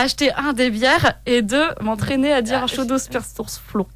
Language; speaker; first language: French; native; French